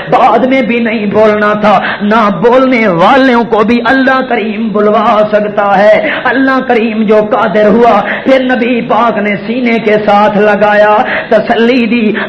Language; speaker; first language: Urdu; non-native, local second language; Punjabi